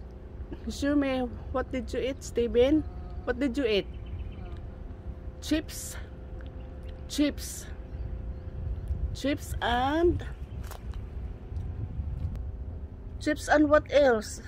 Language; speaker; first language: English; non-native, learner; Filipino